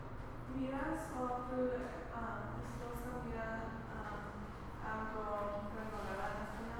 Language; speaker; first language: Spanish; non-native, learner; English